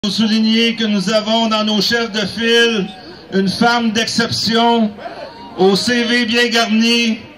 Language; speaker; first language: French; native; French